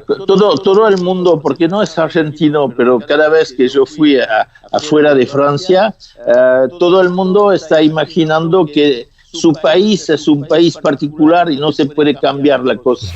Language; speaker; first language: Spanish; non-native, fluent; French